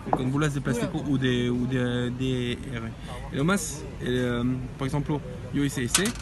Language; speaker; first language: Spanish; non-native, learner; French